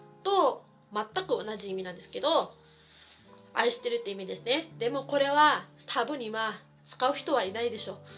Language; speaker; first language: Japanese; non-native, fluent; Filipino